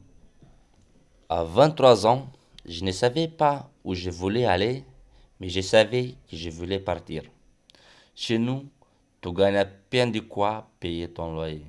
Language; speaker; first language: French; non-native, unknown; Romanian